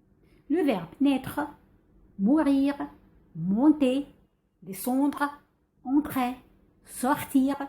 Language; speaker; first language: French; non-native, fluent; Arabic